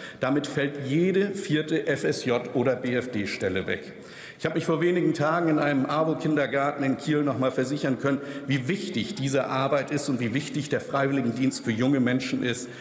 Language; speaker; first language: German; non-native, local second language; Danish